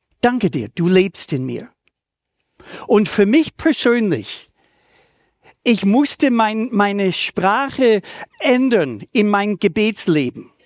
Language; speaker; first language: German; non-native, fluent; English